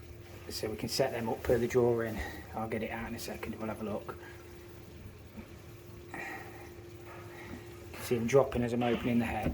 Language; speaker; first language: English; native; English